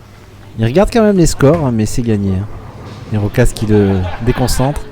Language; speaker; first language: French; native; French